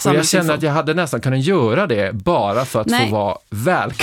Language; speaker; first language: Swedish; native; Swedish